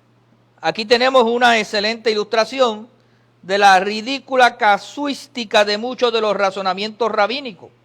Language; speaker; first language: Spanish; native; Spanish